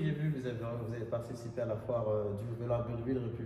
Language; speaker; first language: French; native; French